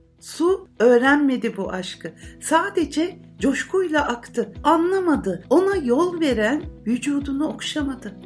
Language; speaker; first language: Turkish; native; Turkish